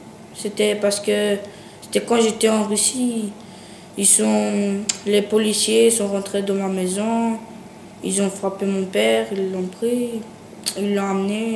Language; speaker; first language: French; early bilingual, other home language; Chechen